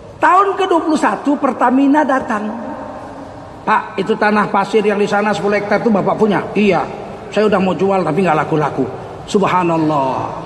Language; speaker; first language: Indonesian; native; Indonesian